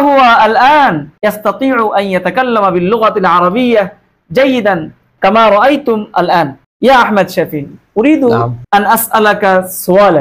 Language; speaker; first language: Arabic; non-native, fluent; Bangla